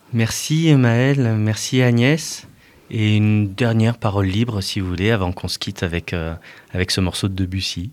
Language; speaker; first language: French; native; French